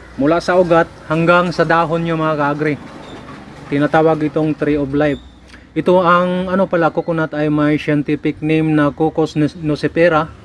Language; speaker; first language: Filipino; non-native, local second language; Cebuano